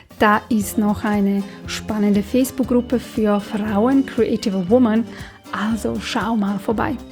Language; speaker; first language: German; non-native, fluent; Serbian